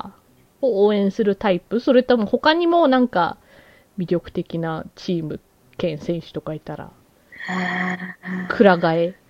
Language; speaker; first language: Japanese; native; Japanese